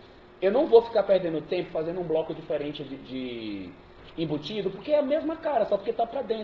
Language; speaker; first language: Portuguese; native; Portuguese